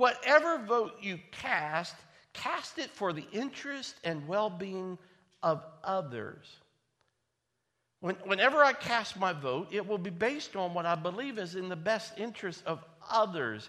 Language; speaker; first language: English; native; English